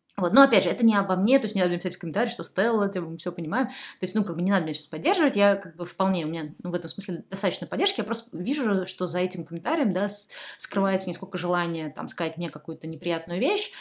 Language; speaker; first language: Russian; native; Russian